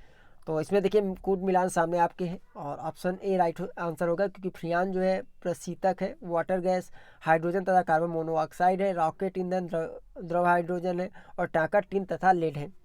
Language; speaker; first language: Hindi; native; Hindi